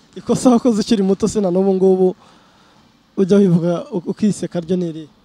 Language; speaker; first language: Kinyarwanda; native; Kinyarwanda